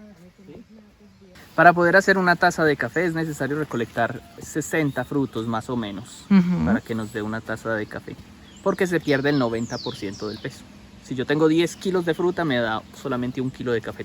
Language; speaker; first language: Spanish; native; Spanish